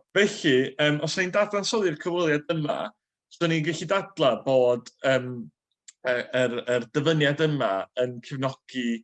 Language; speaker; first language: Welsh; native; Welsh